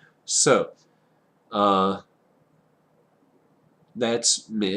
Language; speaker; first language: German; non-native, fluent; English